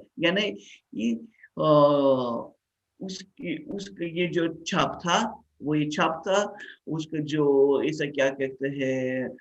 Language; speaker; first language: Hindi; non-native, fluent; Russian